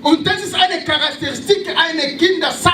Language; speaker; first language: German; non-native, learner; French